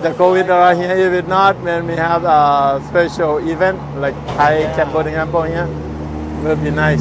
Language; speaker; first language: English; non-native, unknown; Lao